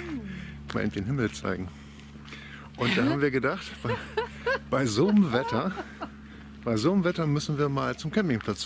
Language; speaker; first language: German; native; German